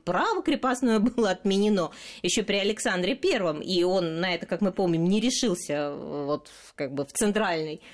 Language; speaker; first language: Russian; native; Russian